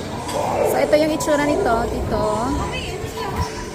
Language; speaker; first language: Filipino; non-native, local second language; Hiligaynon